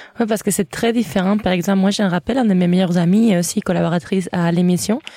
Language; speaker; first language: French; non-native, fluent; Catalan